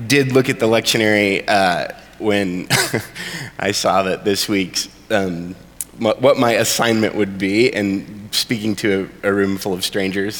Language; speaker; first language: English; native; English